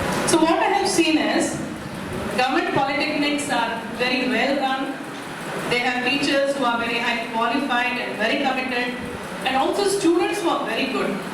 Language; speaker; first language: English; non-native, local second language; Kannada